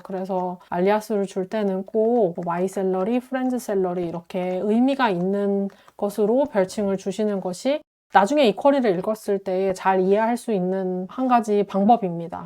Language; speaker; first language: Korean; native; Korean